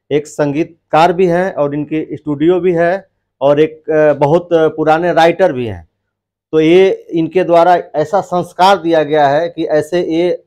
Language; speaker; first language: Hindi; non-native, local second language; Bhojpuri